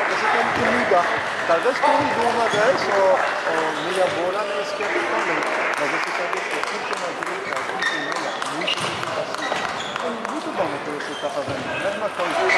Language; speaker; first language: Portuguese; non-native, fluent; French